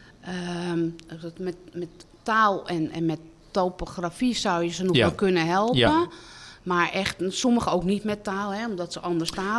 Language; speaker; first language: Dutch; native; Dutch